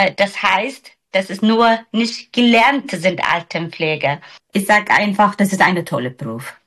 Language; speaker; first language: German; non-native, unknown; Somali